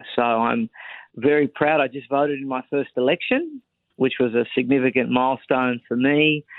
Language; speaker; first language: English; native; English